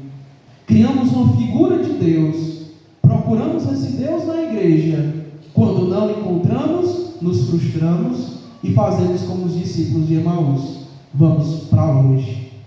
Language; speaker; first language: Portuguese; native; Portuguese